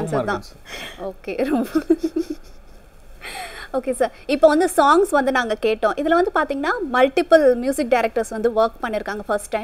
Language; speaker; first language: Tamil; native; Tamil